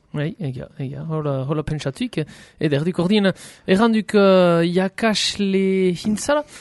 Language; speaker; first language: Basque; native; Basque